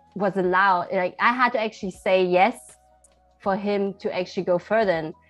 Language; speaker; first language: English; early bilingual, heritage; Chinese